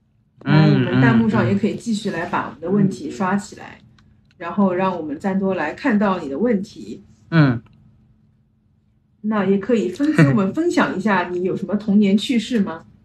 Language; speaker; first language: Chinese; native; Chinese